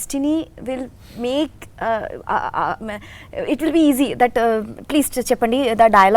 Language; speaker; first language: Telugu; non-native, learner; Bangla